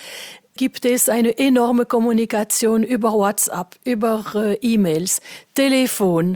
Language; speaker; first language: German; non-native, fluent; French